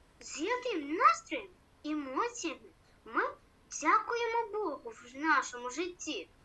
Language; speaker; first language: Ukrainian; non-native, local second language; Russian